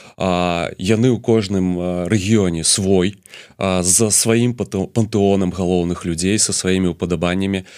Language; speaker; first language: Belarusian; native; Belarusian